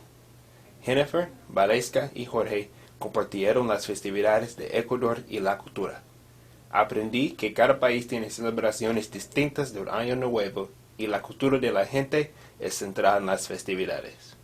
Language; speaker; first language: Spanish; non-native, learner; English